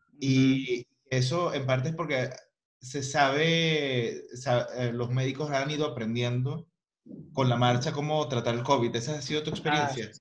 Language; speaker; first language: Spanish; native; Spanish